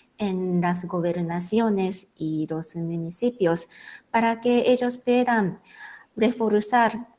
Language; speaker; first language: Spanish; non-native, fluent; Japanese